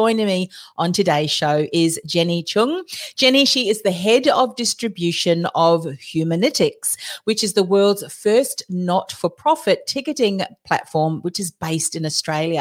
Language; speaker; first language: English; native; English